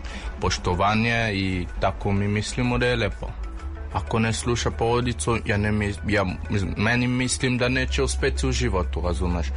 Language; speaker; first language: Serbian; non-native, learner; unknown